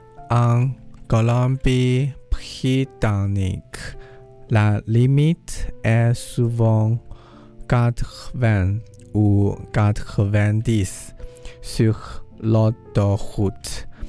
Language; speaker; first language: French; non-native, learner; Chinese